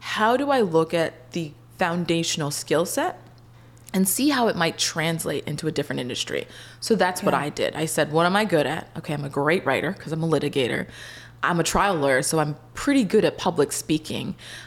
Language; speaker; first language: English; native; English